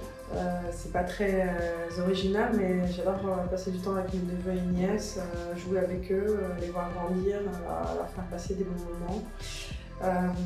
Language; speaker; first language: French; early bilingual, other home language; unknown